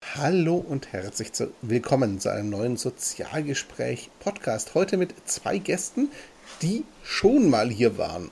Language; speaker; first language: German; native; German